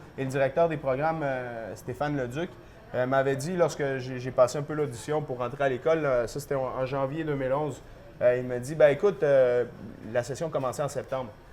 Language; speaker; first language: French; early bilingual, other home language; Spanish